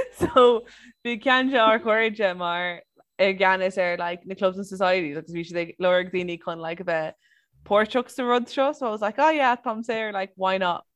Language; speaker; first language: Irish; non-native, local second language; English